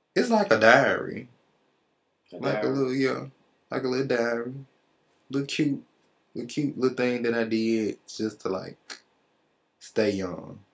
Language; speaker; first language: English; native; English